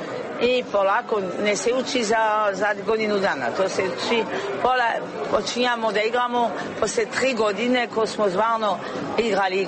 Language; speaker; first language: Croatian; non-native, learner; French